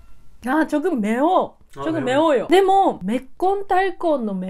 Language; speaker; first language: Korean; non-native, learner; Japanese